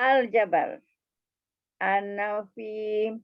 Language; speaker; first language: Arabic; non-native, learner; Malay